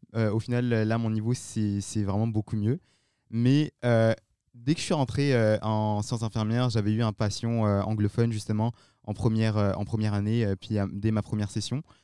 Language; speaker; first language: French; non-native, local second language; Malagasy